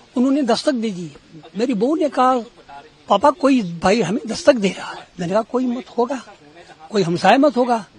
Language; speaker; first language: Urdu; non-native, local second language; Kashmiri